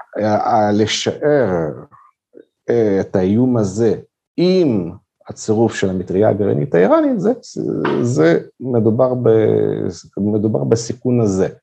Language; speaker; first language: Hebrew; non-native, fluent; Russian